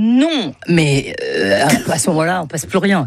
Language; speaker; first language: French; native; French